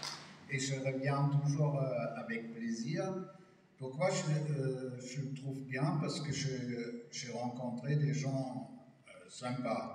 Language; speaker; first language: French; non-native, fluent; German